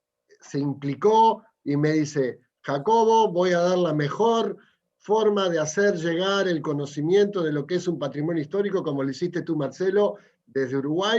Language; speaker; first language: Spanish; native; Spanish